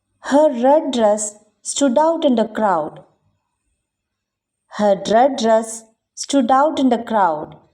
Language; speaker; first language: English; non-native, local second language; Malayalam